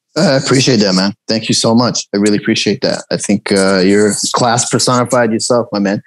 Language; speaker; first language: English; early bilingual, other home language; Persian